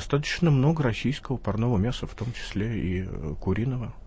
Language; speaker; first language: Russian; native; Russian